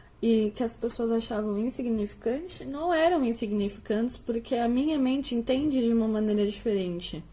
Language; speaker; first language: Portuguese; native; Portuguese